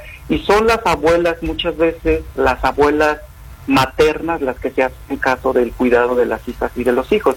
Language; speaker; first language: Spanish; native; Spanish